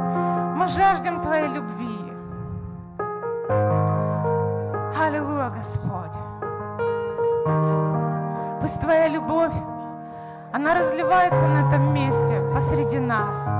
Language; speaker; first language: Russian; native; Russian